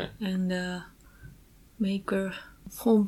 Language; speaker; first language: English; non-native, learner; Japanese